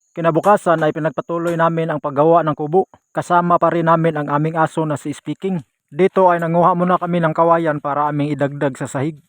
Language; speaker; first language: Filipino; non-native, local second language; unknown